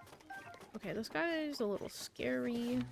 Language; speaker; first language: English; native; English